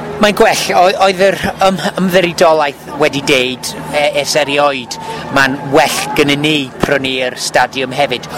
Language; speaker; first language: Welsh; non-native, local second language; English